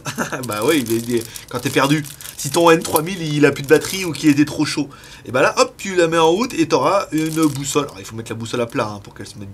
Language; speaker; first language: French; native; French